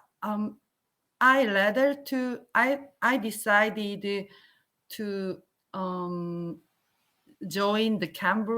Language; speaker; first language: English; non-native, learner; Korean